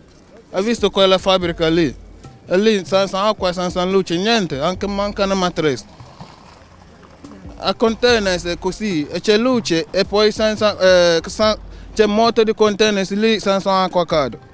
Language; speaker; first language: Italian; non-native, learner; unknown